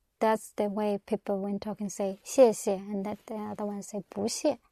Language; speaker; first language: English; non-native, learner; Chinese